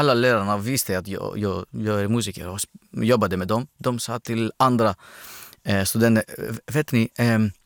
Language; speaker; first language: Swedish; non-native, learner; Greek